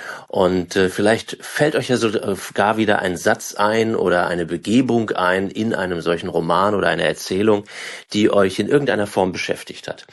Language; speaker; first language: German; native; German